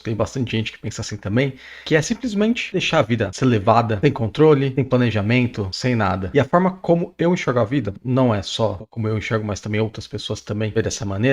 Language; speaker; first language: Portuguese; native; Portuguese